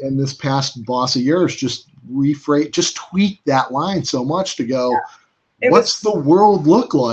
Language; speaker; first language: English; native; English